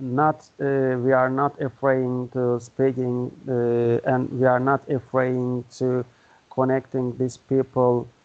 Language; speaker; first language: English; non-native, learner; Turkish